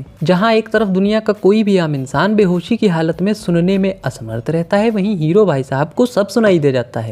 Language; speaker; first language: Hindi; native; Hindi